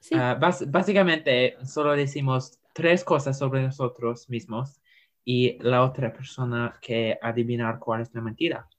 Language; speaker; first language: Spanish; non-native, learner; English